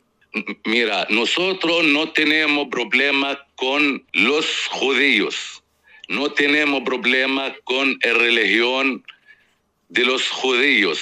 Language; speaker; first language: Spanish; non-native, fluent; Arabic